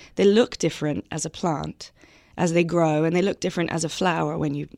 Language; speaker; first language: English; native; English